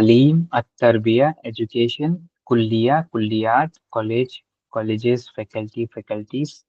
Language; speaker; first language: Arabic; non-native, fluent; Urdu